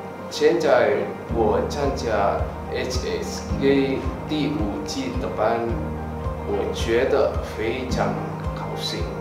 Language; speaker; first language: Chinese; non-native, learner; Indonesian